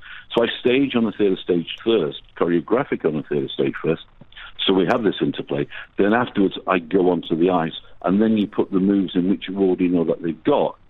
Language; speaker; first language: English; native; English